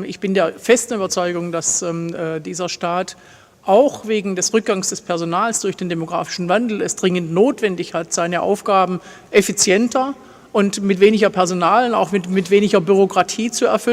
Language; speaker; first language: German; native; German